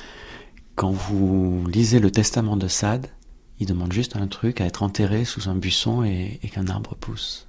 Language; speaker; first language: French; native; French